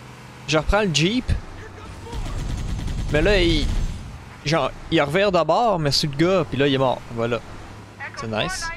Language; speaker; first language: French; native; French